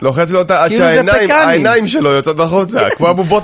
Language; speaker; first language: Hebrew; native; Hebrew